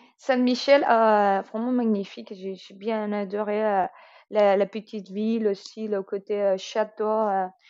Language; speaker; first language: French; non-native, fluent; Spanish